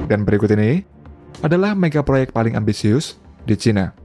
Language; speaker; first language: Indonesian; native; Indonesian